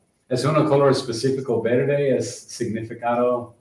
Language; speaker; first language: Spanish; non-native, learner; English